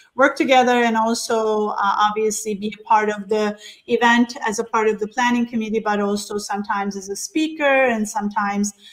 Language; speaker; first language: English; non-native, fluent; Turkish